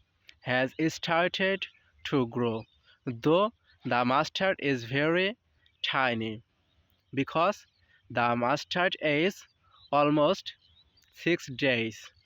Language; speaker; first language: English; non-native, learner; Bangla